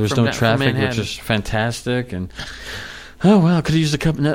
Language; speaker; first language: English; native; English